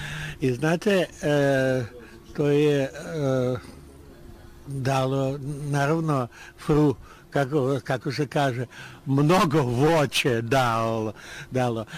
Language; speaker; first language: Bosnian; non-native, learner; Russian